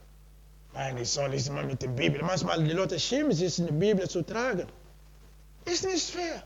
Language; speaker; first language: German; non-native, learner; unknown